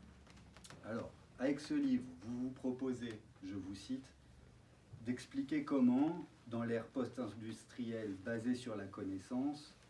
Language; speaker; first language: French; native; French